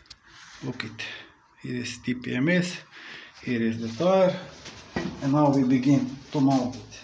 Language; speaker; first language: English; non-native, learner; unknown